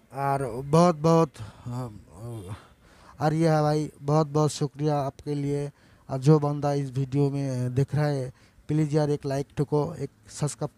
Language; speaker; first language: Hindi; non-native, learner; Bangla